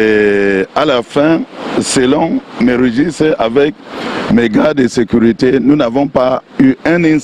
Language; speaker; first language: French; non-native, local second language; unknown